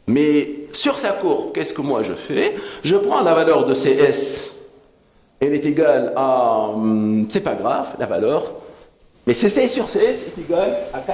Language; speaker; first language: French; non-native, local second language; Arabic